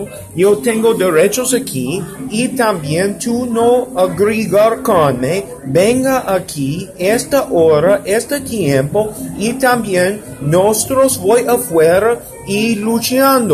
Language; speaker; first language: Spanish; non-native, learner; English